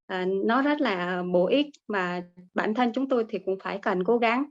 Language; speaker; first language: Vietnamese; native; Vietnamese